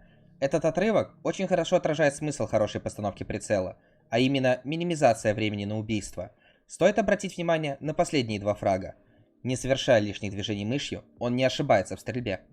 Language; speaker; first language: Russian; native; Russian